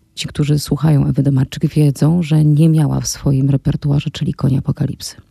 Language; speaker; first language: Polish; native; Polish